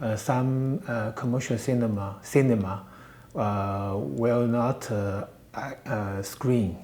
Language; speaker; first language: English; non-native, learner; Chinese